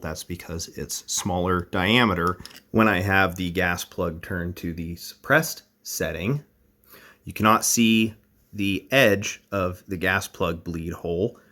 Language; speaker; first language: English; native; English